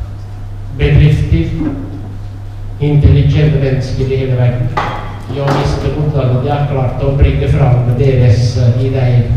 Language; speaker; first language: Norwegian; non-native, fluent; Italian